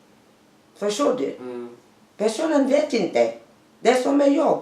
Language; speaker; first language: Swedish; non-native, learner; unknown